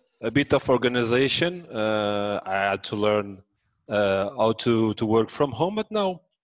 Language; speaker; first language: English; non-native, fluent; French